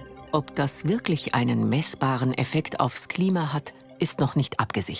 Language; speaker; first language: German; native; German